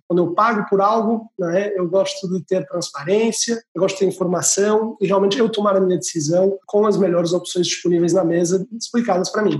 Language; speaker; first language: Portuguese; native; Portuguese